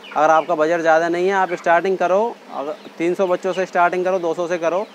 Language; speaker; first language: Hindi; native; Hindi